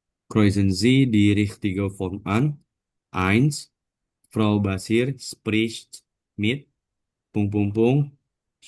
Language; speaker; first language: German; non-native, learner; Indonesian